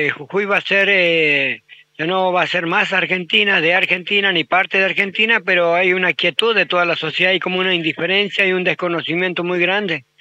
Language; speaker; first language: Spanish; native; Spanish